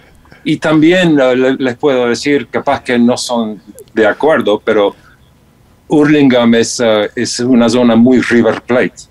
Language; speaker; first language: Spanish; non-native, fluent; English